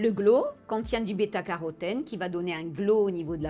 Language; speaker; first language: French; native; French